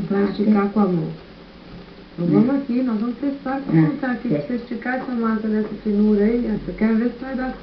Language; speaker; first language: Portuguese; native; Portuguese